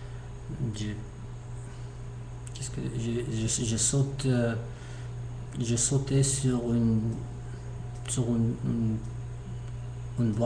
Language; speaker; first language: French; non-native, learner; English